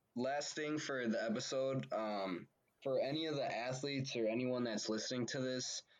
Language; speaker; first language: English; native; English